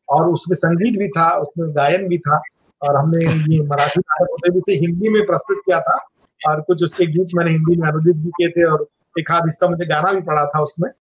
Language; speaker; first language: Hindi; non-native, local second language; Marathi